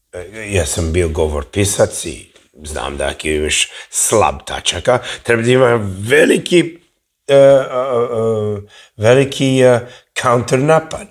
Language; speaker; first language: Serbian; early bilingual, heritage; English